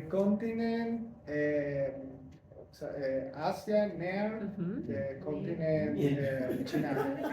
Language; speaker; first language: English; non-native, learner; Spanish